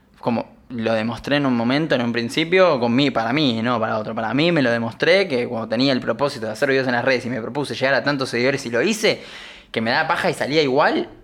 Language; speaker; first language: Spanish; native; Spanish